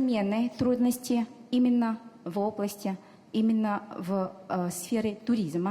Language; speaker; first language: Russian; non-native, fluent; Vietnamese